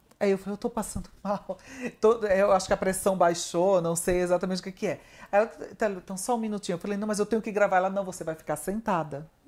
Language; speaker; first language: Portuguese; native; Portuguese